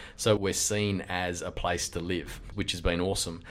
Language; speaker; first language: English; native; English